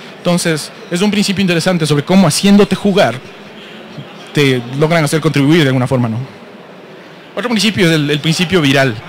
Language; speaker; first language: Spanish; native; Spanish